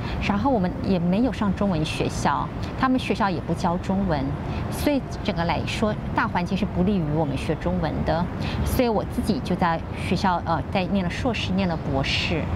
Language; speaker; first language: Chinese; native; Chinese